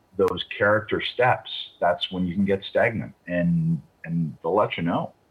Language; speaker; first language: English; native; English